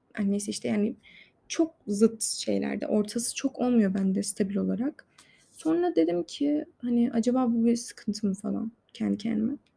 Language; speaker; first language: Turkish; native; Turkish